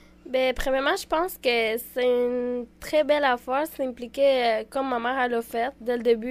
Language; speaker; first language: French; early bilingual, other home language; Spanish